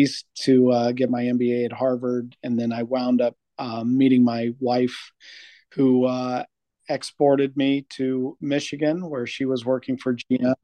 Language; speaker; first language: English; native; English